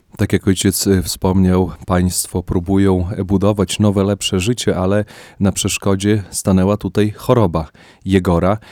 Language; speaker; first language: Polish; native; Polish